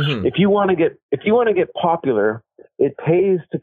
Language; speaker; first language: English; native; English